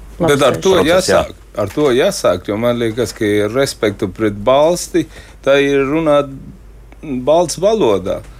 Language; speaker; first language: Latvian; non-native, fluent; Spanish